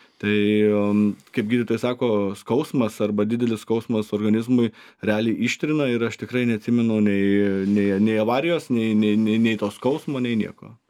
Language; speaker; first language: Lithuanian; native; Lithuanian